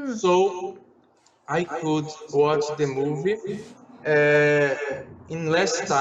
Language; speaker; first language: English; non-native, learner; Portuguese